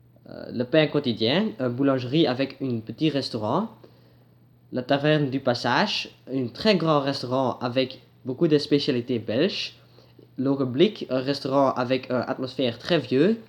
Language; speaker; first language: French; non-native, learner; Dutch